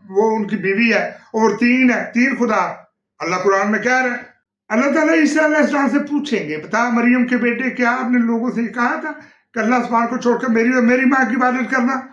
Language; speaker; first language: Urdu; non-native, local second language; Punjabi